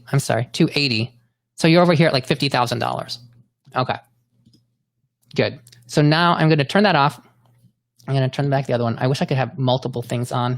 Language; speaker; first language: English; native; English